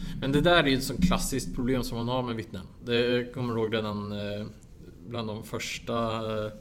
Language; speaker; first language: Swedish; native; Swedish